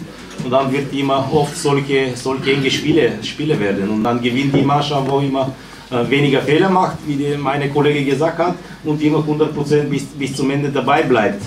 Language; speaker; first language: German; non-native, fluent; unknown